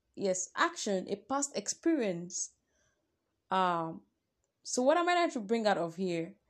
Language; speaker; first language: English; non-native, local second language; Yoruba